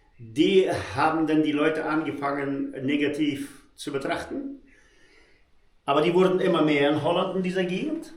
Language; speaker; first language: German; early bilingual, heritage; German